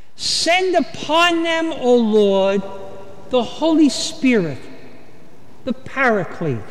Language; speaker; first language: English; native; English